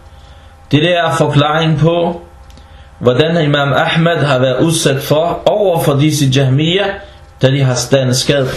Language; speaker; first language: Danish; non-native, fluent; Arabic